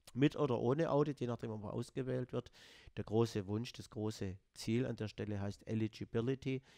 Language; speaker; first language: German; native; German